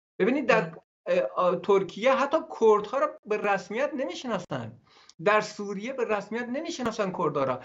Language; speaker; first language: Persian; non-native, local second language; Gurani